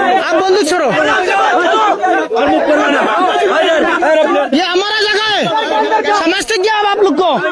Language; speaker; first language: Hindi; non-native, learner; Bangla